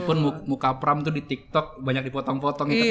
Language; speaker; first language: Indonesian; native; Indonesian